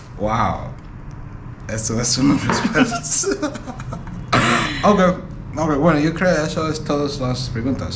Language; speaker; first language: Spanish; non-native, learner; English